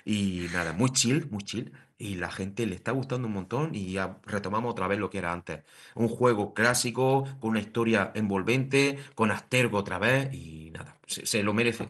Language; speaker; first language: Spanish; native; Spanish